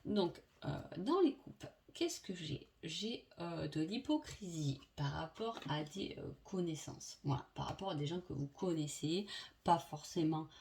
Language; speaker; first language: French; native; French